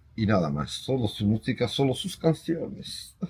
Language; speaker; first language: Spanish; non-native, local second language; Galician